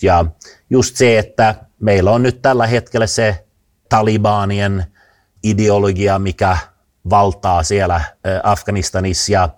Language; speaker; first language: Finnish; non-native, fluent; Swedish